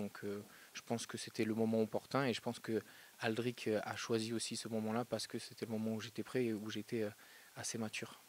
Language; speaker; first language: French; native; French